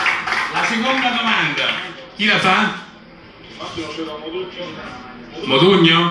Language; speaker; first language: Italian; native; Italian